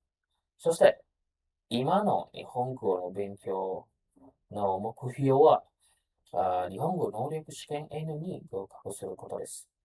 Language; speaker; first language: Japanese; non-native, learner; Indonesian